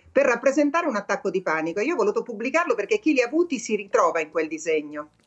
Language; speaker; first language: Italian; native; Italian